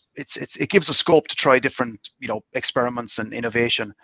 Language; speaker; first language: English; native; English